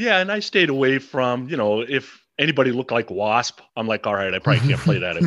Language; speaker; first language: English; native; English